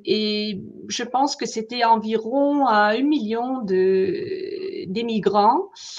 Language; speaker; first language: French; non-native, fluent; German